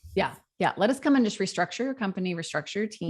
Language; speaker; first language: English; native; English